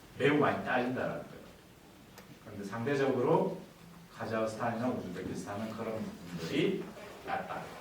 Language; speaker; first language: Korean; native; Korean